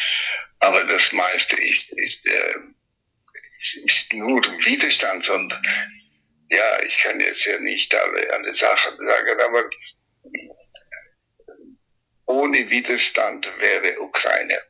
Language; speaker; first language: German; non-native, fluent; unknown